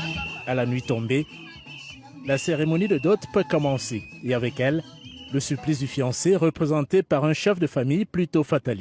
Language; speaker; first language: French; native; French